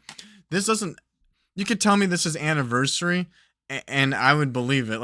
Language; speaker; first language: English; native; English